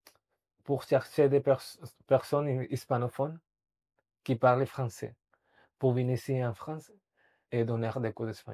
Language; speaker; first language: French; non-native, fluent; Spanish